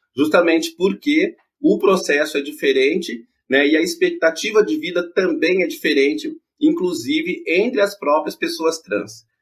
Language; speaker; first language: Portuguese; native; Portuguese